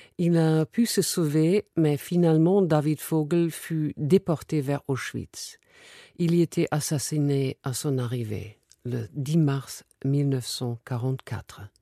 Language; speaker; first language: French; non-native, fluent; German